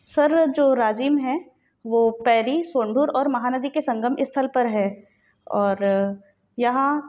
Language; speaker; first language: Hindi; native; Hindi